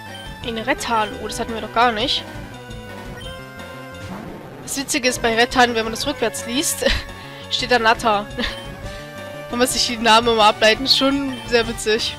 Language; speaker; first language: German; native; German